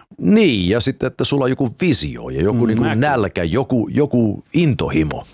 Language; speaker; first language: Finnish; early bilingual, heritage; Finnish